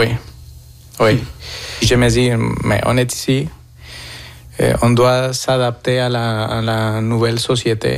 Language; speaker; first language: French; non-native, fluent; Spanish